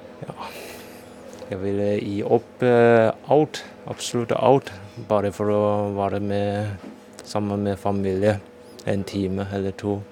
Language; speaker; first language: Norwegian; non-native, fluent; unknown